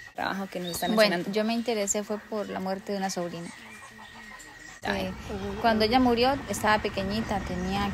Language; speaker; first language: Spanish; native; Spanish